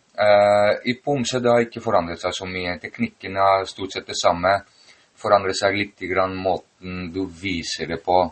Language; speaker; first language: Norwegian; non-native, fluent; Greek